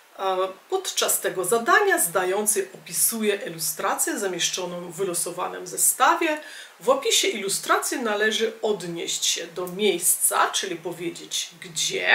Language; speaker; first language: Polish; native; Polish